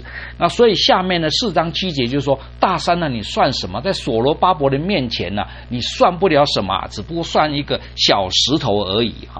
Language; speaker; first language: Chinese; native; Chinese